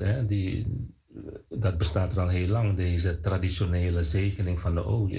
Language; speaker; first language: Dutch; non-native, fluent; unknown